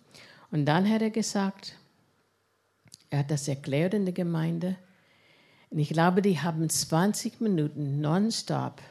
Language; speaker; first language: German; non-native, fluent; English